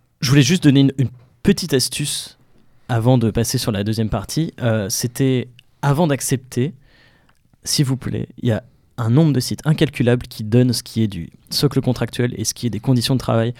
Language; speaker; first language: French; native; French